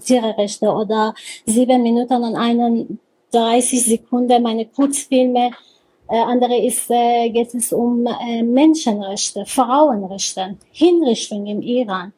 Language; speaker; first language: German; non-native, learner; Persian